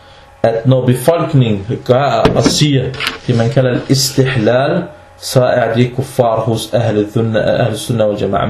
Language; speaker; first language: Danish; early bilingual, other home language; Arabic